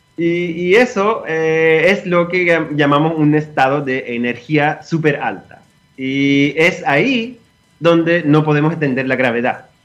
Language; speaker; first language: Spanish; non-native, fluent; Greek